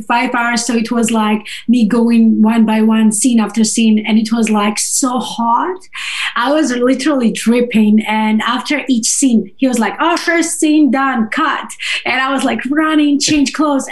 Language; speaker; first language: English; non-native, fluent; Russian